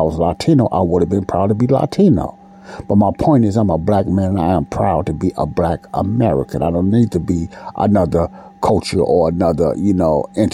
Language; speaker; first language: English; native; English